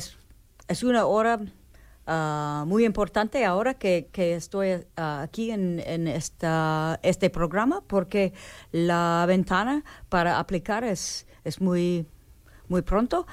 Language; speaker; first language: Spanish; non-native, learner; English